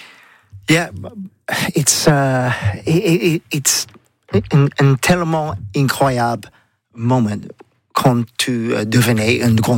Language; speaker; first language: French; non-native, learner; English